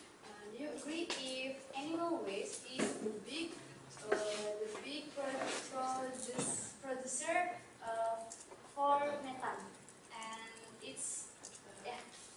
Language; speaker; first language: English; non-native, learner; Indonesian